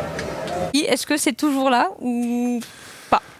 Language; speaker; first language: French; native; French